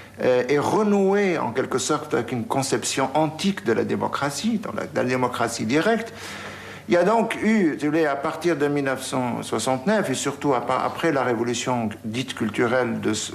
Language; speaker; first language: French; native; French